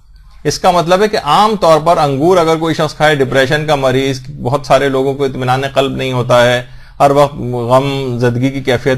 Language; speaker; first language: Urdu; native; Urdu